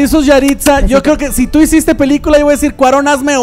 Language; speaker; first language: Spanish; native; Spanish